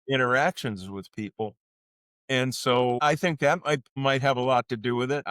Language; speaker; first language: English; native; English